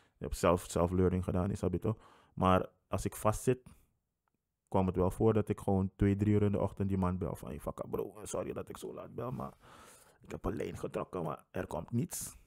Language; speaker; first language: Dutch; native; Dutch